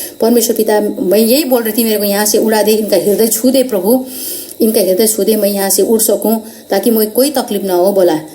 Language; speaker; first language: Hindi; non-native, local second language; Nepali